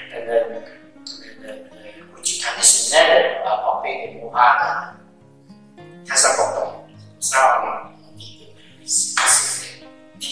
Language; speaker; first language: French; non-native, learner; Chinese